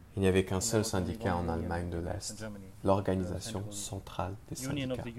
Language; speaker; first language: French; non-native, fluent; German